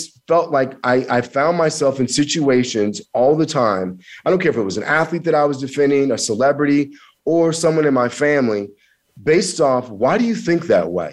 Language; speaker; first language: English; native; English